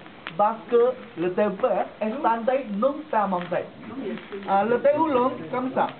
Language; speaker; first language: French; non-native, learner; Chinese